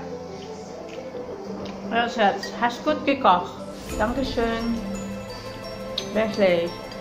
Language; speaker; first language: German; non-native, learner; Filipino